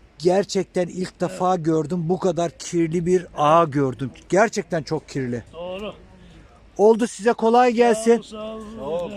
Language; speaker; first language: Turkish; native; Turkish